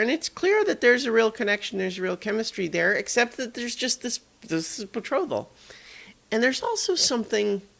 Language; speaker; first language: English; native; English